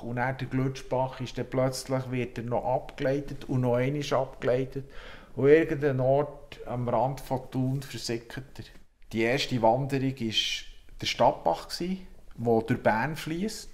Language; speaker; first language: German; native; German